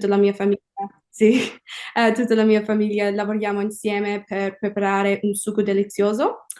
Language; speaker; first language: Italian; non-native, fluent; English